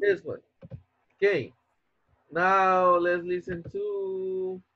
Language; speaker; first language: English; non-native, fluent; Spanish